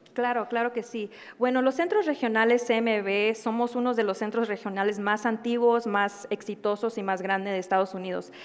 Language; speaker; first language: Spanish; early bilingual, heritage; Spanish